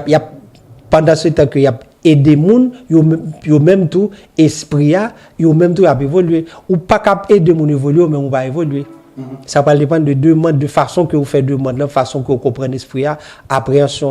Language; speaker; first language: Haitian Creole; native; Haitian Creole